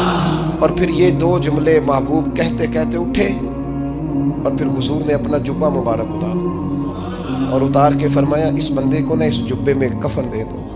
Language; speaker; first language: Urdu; non-native, local second language; Punjabi